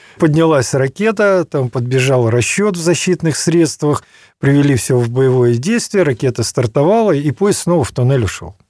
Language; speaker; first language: Russian; native; Russian